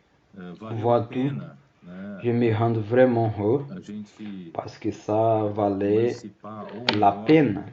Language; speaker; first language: French; non-native, learner; Portuguese